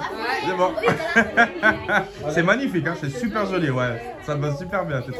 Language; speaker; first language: French; native; French